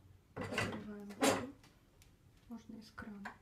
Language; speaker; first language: Russian; non-native, learner; Turkish